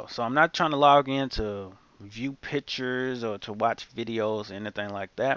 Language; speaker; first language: English; native; English